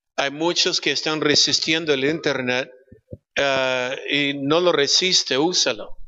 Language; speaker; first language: Spanish; non-native, fluent; English